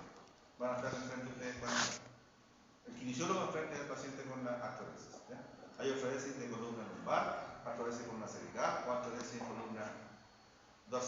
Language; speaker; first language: Spanish; native; Spanish